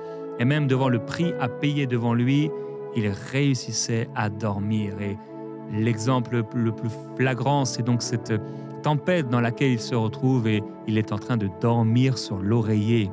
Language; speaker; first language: French; native; French